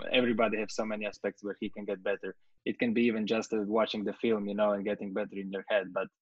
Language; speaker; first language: English; non-native, fluent; Latvian